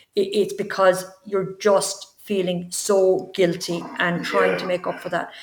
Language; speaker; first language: English; native; English